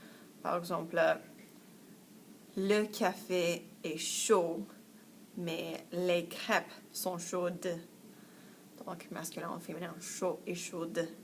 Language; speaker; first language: French; non-native, fluent; English